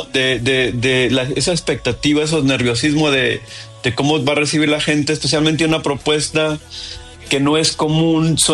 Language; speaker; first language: Spanish; early bilingual, heritage; Spanish